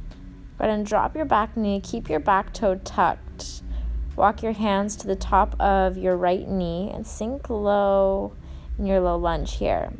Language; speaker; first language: English; native; English